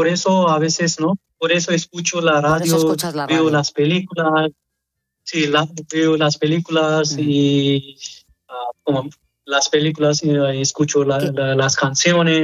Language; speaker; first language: Spanish; non-native, learner; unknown